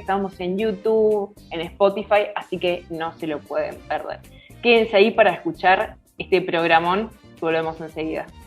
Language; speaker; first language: Spanish; native; Spanish